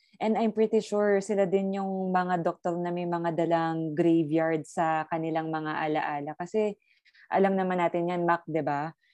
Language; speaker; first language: Filipino; native; Filipino